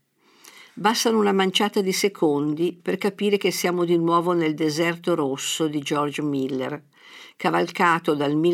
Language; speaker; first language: Italian; native; Italian